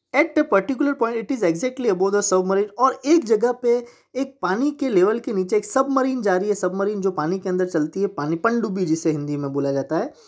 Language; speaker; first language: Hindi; non-native, local second language; Gujarati